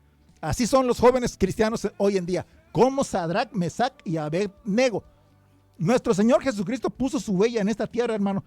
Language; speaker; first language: Spanish; native; Spanish